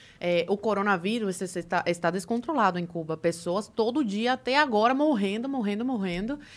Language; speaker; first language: Portuguese; early bilingual, other home language; Spanish